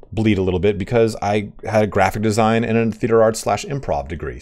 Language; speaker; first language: English; native; English